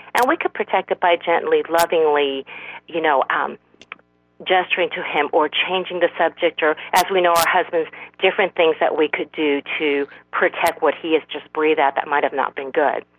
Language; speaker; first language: English; non-native, fluent; Korean